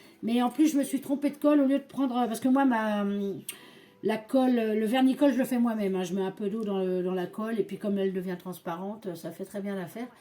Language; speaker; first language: French; native; French